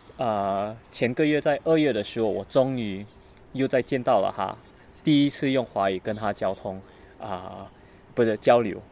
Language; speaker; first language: Chinese; non-native, learner; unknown